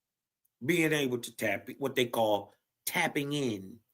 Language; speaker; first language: English; native; English